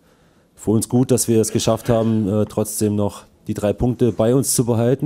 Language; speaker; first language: German; native; German